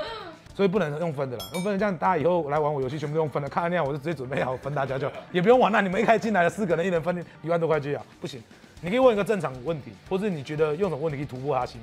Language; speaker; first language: Chinese; native; Chinese